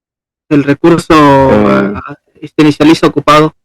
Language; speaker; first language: Spanish; native; Spanish